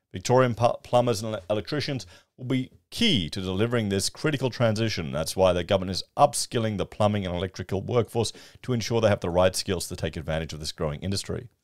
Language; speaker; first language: English; native; English